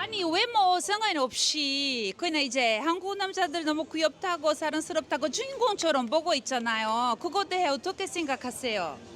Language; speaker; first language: Korean; non-native, learner; Portuguese